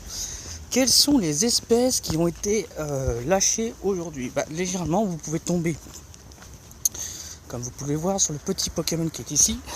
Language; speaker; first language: French; native; French